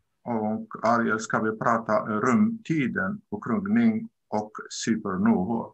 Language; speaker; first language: Swedish; non-native, learner; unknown